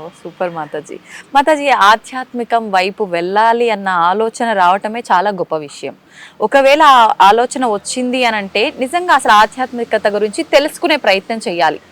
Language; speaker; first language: Telugu; native; Telugu